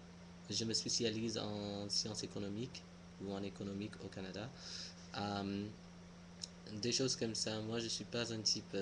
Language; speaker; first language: French; non-native, fluent; English